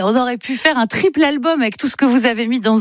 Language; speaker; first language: French; native; French